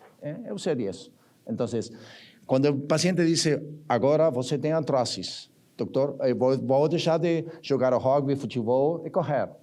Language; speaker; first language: Portuguese; non-native, learner; Spanish